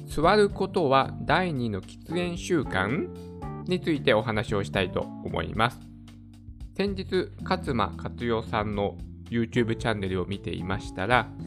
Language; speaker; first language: Japanese; native; Japanese